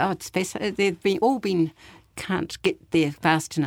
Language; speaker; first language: English; native; English